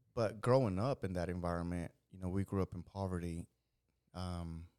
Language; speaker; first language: English; early bilingual, other home language; Spanish